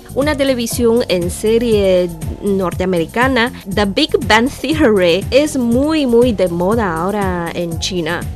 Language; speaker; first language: Spanish; non-native, fluent; Chinese